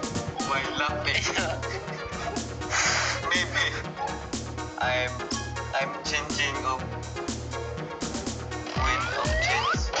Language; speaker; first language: English; non-native, learner; Filipino